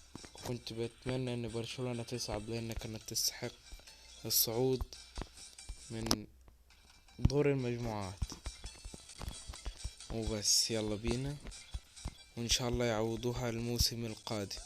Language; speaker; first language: Arabic; native; Arabic